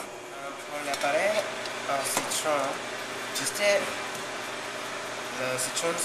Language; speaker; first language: French; non-native, learner; Spanish